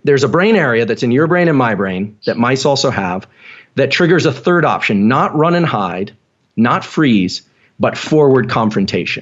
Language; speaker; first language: English; native; English